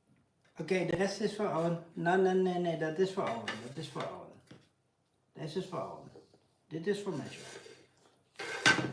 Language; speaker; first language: Dutch; non-native, fluent; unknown